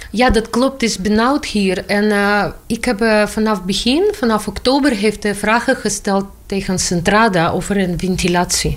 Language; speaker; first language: Dutch; non-native, learner; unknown